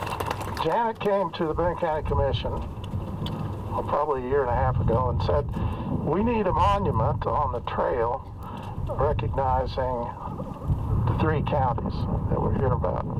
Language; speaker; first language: English; native; English